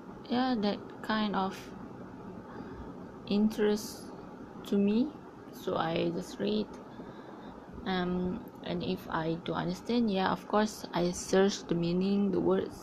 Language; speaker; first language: English; non-native, learner; Malay